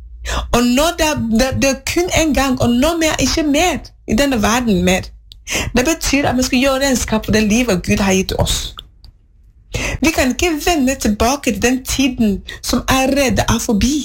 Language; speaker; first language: Norwegian; non-native, learner; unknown